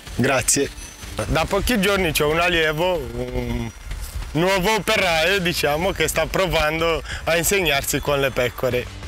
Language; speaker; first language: Italian; non-native, fluent; Romanian